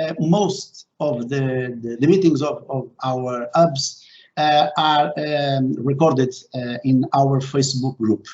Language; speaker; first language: English; non-native, fluent; Portuguese